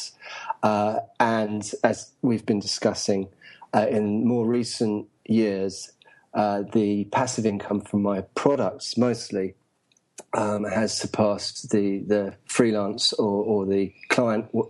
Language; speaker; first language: English; native; English